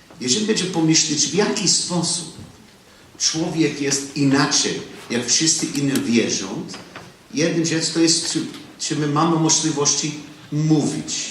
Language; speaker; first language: Polish; non-native, learner; English